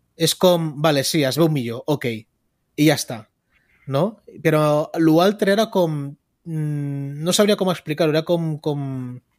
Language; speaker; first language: Catalan; early bilingual, other home language; Spanish